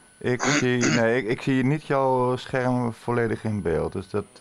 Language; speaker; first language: Dutch; native; Dutch